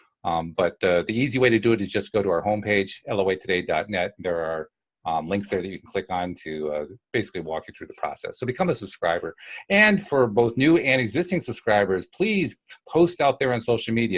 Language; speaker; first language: English; native; English